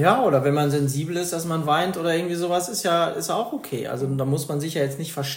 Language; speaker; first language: German; native; German